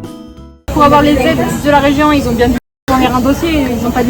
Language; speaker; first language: French; native; French